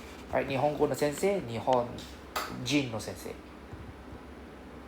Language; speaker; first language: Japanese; non-native, fluent; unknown